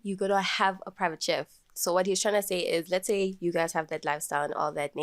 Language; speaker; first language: English; non-native, local second language; Swati